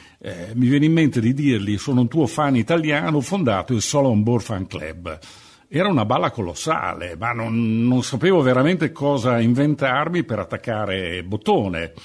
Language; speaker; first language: Italian; native; Italian